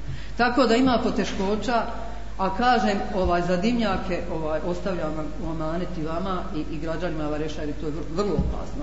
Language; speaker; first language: Croatian; native; Croatian